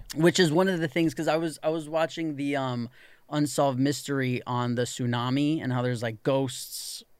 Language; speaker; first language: English; native; English